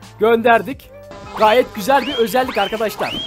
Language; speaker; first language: Turkish; native; Turkish